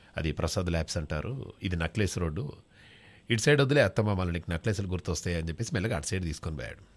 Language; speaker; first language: Telugu; native; Telugu